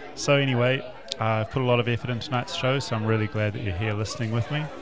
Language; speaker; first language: English; native; English